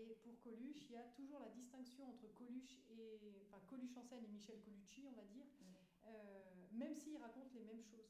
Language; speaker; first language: French; native; French